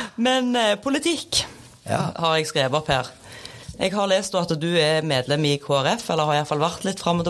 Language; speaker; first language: Norwegian; native; Norwegian